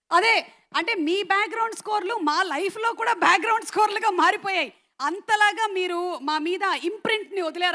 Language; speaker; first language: Telugu; native; Telugu